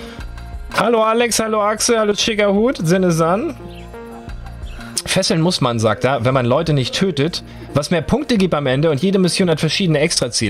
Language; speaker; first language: German; native; German